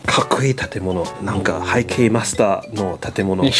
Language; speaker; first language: Japanese; non-native, learner; English